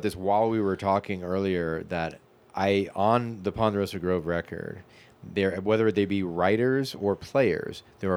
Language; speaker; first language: English; native; English